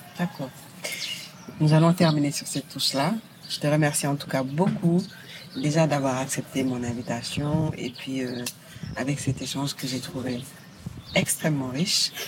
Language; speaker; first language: French; non-native, local second language; Wolof